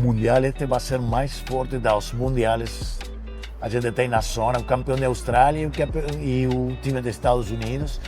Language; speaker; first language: Portuguese; non-native, fluent; Spanish